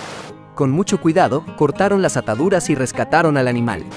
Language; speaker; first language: Spanish; native; Spanish